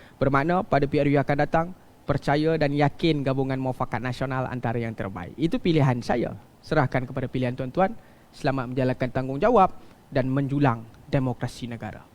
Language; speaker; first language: Malay; non-native, local second language; Tamil